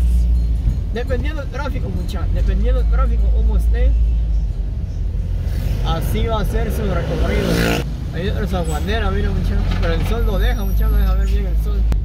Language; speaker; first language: Spanish; native; Spanish